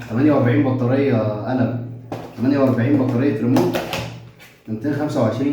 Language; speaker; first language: Arabic; native; Arabic